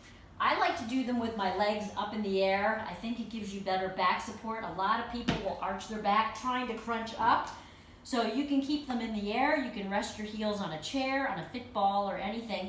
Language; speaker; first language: English; native; English